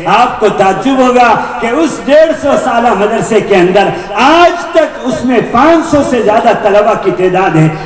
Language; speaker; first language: Urdu; non-native, local second language; Tamil